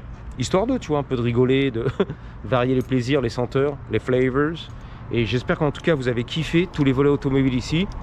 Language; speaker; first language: French; native; French